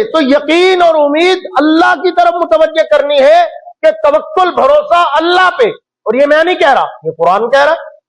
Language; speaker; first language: Urdu; non-native, local second language; Punjabi